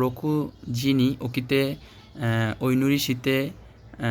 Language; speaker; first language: Japanese; non-native, learner; Bangla